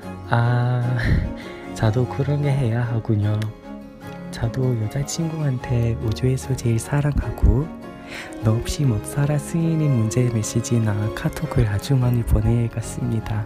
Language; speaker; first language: Korean; non-native, learner; English